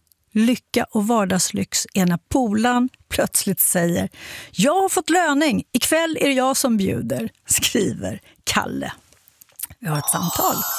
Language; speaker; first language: Swedish; native; Swedish